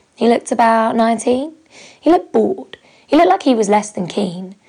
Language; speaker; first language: English; native; English